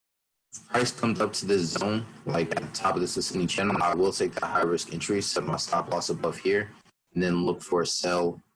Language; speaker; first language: English; native; English